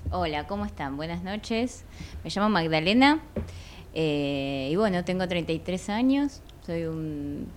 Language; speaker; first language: Spanish; native; Spanish